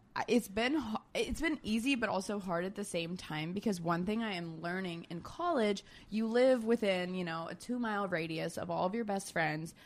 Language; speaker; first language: English; native; English